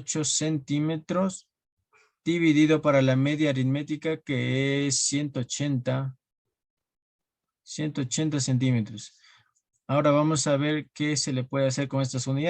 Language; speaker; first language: Spanish; native; Spanish